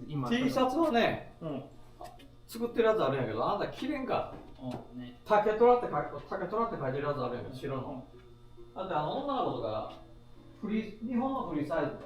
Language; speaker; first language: Japanese; native; Japanese